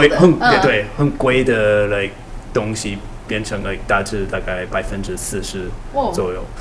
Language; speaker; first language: Chinese; non-native, learner; English